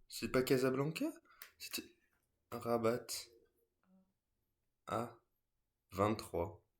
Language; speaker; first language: French; native; French